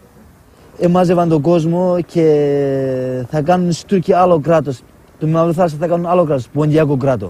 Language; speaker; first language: Greek; early bilingual, heritage; Turkish